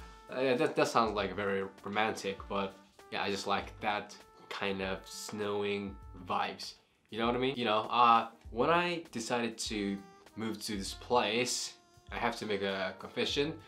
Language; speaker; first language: English; non-native, fluent; Japanese